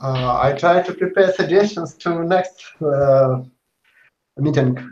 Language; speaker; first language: English; non-native, learner; Russian